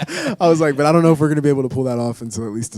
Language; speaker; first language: English; native; English